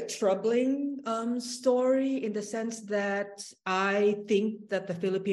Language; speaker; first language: English; non-native, local second language; Waray